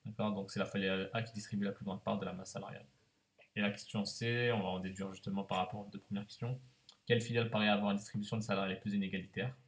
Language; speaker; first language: French; native; French